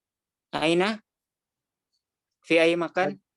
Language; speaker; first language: Arabic; non-native, fluent; Indonesian